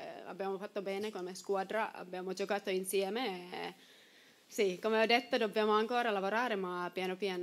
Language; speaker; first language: Italian; non-native, learner; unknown